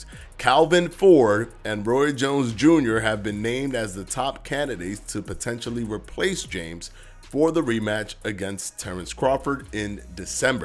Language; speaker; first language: English; native; English